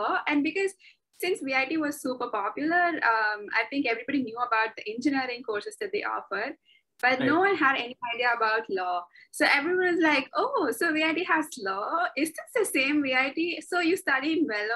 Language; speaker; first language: English; non-native, local second language; Tamil